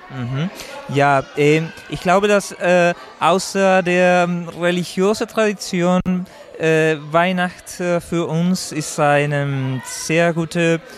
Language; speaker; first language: German; non-native, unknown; Spanish